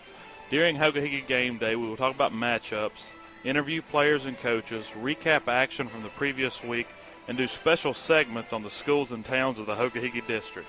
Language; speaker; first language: English; native; English